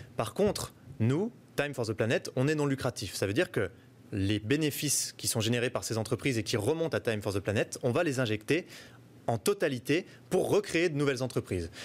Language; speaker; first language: French; native; French